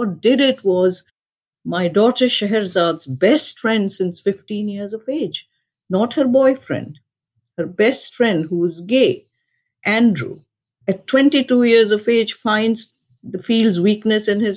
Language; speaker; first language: English; non-native, local second language; Urdu